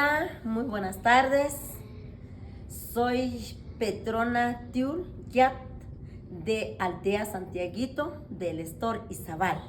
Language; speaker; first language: Spanish; non-native, local second language; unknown